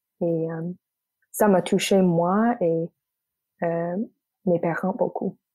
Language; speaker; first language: French; non-native, local second language; English